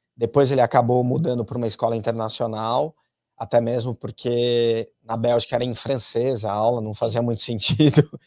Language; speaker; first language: Portuguese; native; Portuguese